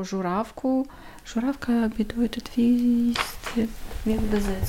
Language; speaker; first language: German; non-native, learner; Ukrainian